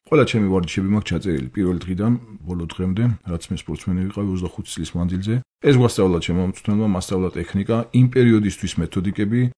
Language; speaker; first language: Georgian; native; Georgian